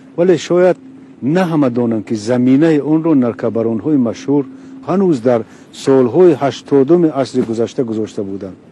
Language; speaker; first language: Tajik; non-native, local second language; Shughni